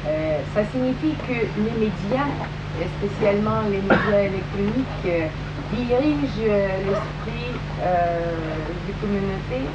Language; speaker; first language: French; non-native, fluent; Russian